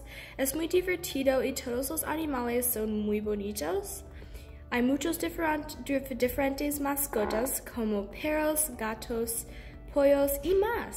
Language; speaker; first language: Spanish; non-native, learner; English